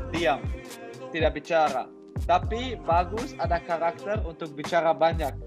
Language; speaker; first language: Malay; non-native, learner; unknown